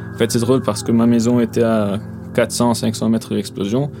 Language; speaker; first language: French; non-native, local second language; Arabic